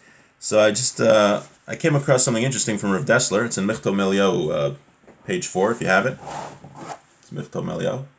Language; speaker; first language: English; native; English